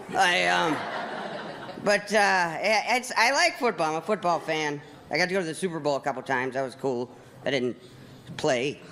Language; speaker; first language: English; native; English